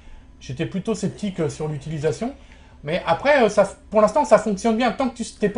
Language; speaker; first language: French; native; French